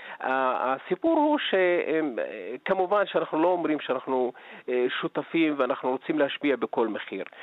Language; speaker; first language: Hebrew; non-native, local second language; Arabic